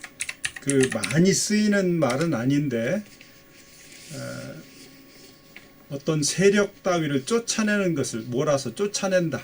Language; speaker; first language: Korean; native; Korean